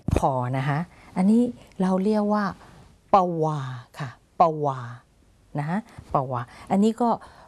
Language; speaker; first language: Thai; non-native, fluent; Burmese